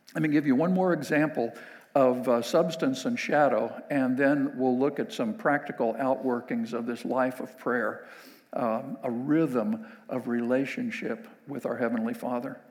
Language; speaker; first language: English; native; English